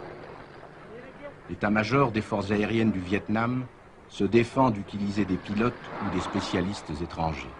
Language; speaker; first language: French; native; French